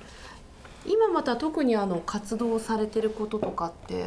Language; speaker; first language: Japanese; native; Japanese